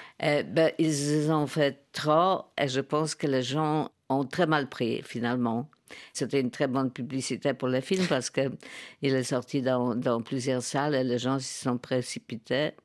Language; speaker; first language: French; non-native, fluent; Polish